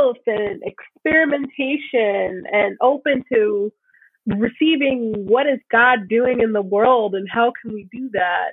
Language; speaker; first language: English; native; English